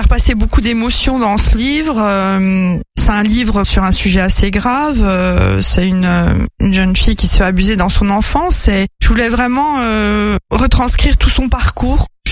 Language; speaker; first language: French; native; French